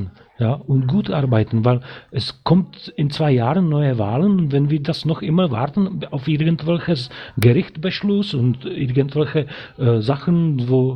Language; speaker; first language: German; non-native, fluent; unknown